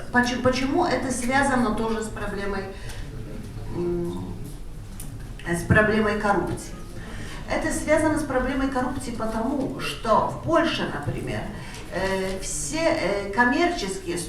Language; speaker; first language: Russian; non-native, fluent; Polish